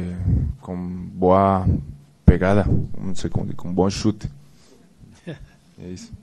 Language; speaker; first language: Portuguese; non-native, fluent; Spanish